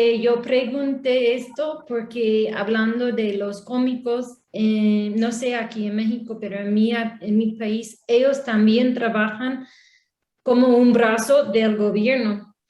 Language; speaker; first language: Spanish; non-native, learner; English